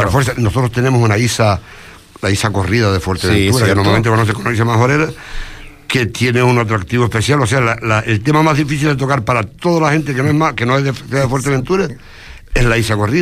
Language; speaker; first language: Spanish; native; Spanish